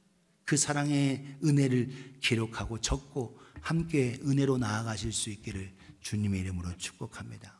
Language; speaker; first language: Korean; native; Korean